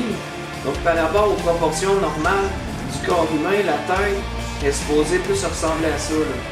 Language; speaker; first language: French; native; French